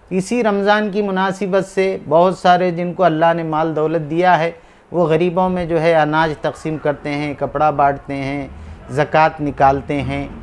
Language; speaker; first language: Hindi; native; Hindi